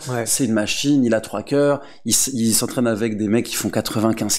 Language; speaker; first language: French; native; French